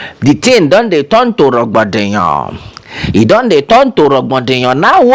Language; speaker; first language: Nigerian Pidgin; non-native, local second language; Yoruba